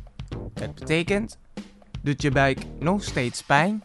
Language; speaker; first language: Dutch; non-native, learner; Indonesian